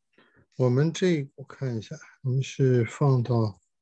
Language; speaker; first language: Chinese; native; Chinese